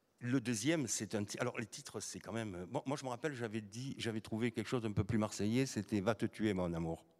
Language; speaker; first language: French; native; French